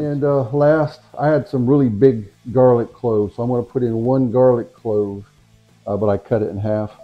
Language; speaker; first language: English; native; English